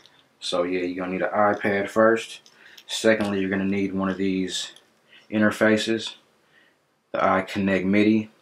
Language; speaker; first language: English; native; English